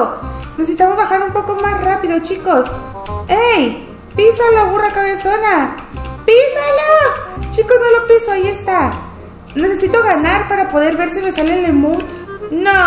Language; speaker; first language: Spanish; native; Spanish